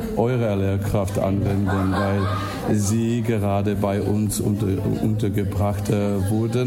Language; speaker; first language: German; non-native, fluent; Czech